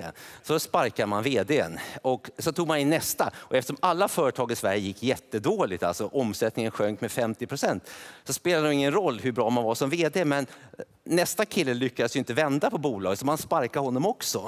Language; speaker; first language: Swedish; native; Swedish